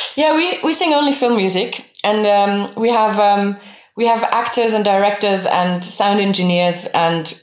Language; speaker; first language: English; non-native, fluent; French